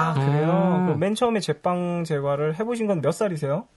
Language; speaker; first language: Korean; native; Korean